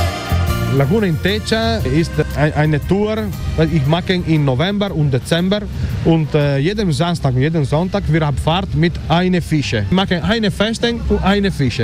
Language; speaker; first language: German; non-native, learner; Italian